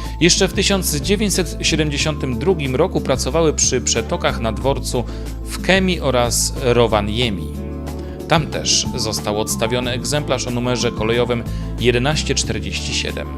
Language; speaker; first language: Polish; native; Polish